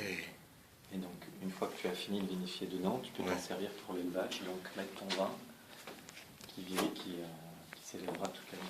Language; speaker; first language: French; native; French